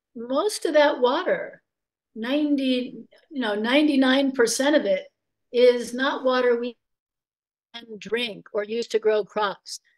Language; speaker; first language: English; native; English